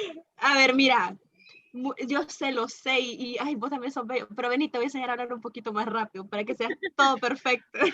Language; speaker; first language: Spanish; native; Spanish